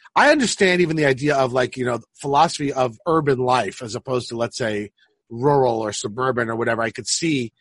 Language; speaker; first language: English; native; English